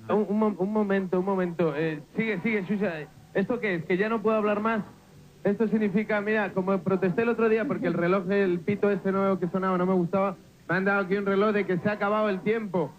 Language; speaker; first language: Spanish; native; Spanish